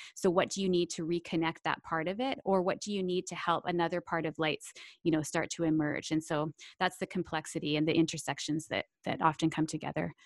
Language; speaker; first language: English; native; English